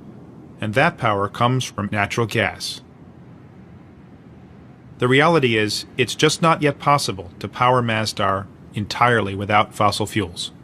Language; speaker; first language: English; native; English